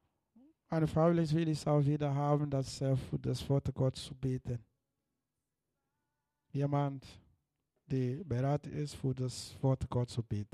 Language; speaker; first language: German; non-native, fluent; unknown